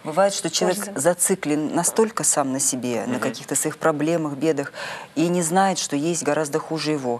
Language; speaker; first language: Russian; native; Russian